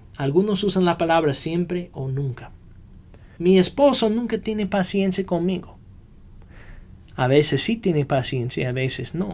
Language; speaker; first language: Spanish; non-native, fluent; English